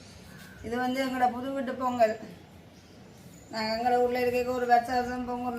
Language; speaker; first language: Tamil; native; Tamil